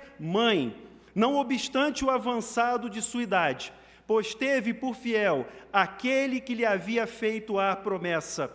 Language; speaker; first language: Portuguese; native; Portuguese